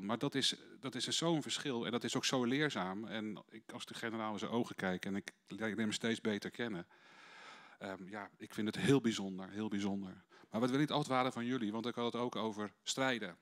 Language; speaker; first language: Dutch; native; Dutch